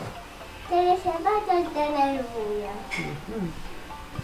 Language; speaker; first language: Polish; native; Polish